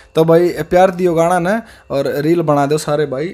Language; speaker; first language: Hindi; native; Hindi